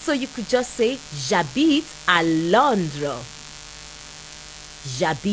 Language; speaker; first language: French; non-native, fluent; Yoruba